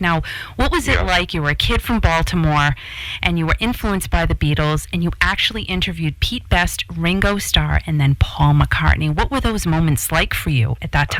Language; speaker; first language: English; native; English